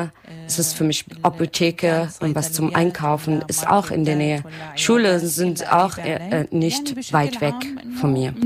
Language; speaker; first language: German; non-native, learner; Arabic